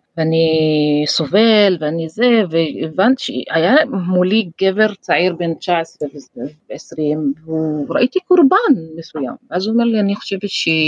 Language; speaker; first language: Hebrew; non-native, local second language; Arabic